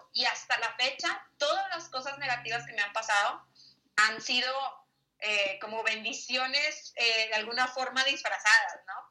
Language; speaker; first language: Spanish; native; Spanish